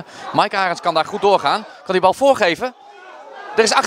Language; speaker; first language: Dutch; native; Dutch